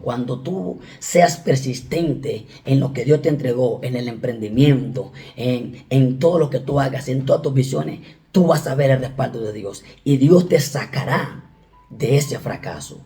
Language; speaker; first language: Spanish; native; Spanish